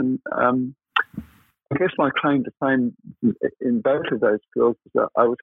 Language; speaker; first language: English; native; English